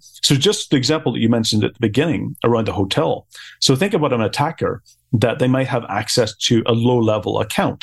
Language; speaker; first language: English; native; English